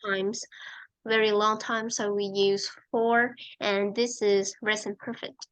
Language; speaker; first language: English; non-native, fluent; Vietnamese